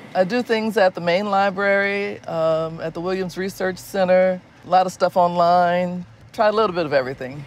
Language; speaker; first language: English; native; English